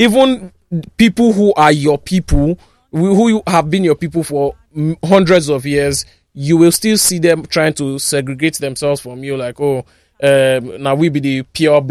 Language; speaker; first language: English; non-native, local second language; Yoruba